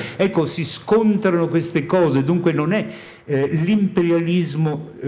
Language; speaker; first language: Italian; native; Italian